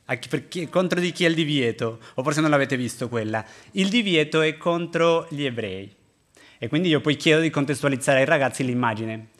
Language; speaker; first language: Italian; non-native, fluent; Spanish